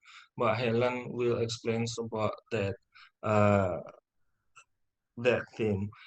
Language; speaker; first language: English; non-native, fluent; Indonesian